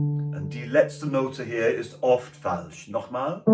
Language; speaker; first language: German; non-native, learner; English